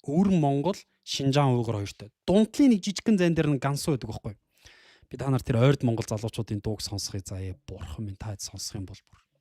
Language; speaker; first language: Mongolian; native; Mongolian